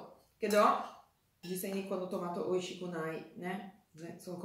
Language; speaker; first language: Japanese; non-native, learner; Italian